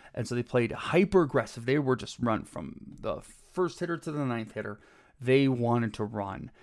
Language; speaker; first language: English; native; English